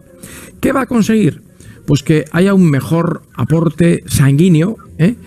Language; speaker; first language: Spanish; native; Spanish